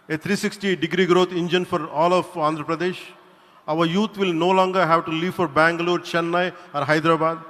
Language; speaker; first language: English; non-native, local second language; Telugu